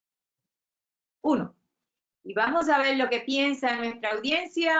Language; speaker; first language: Spanish; native; Spanish